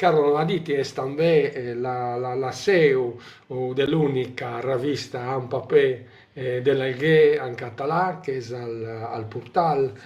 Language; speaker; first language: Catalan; non-native, local second language; Italian